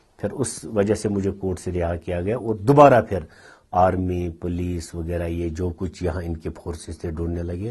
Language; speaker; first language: Urdu; non-native, local second language; Kashmiri